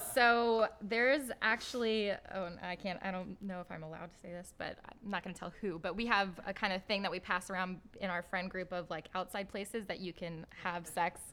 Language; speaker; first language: English; native; English